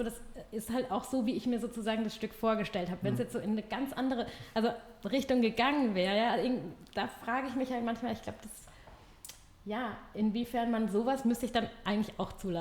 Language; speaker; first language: German; native; German